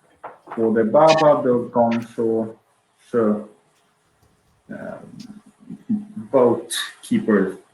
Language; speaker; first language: Chinese; non-native, learner; Swedish